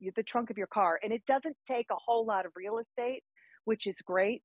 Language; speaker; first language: English; native; English